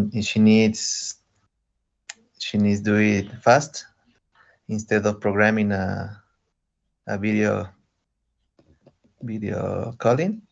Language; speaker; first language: English; non-native, learner; Spanish